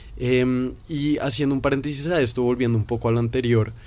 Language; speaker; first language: Spanish; native; Spanish